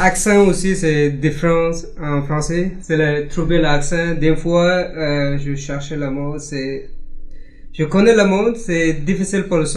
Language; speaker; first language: French; non-native, learner; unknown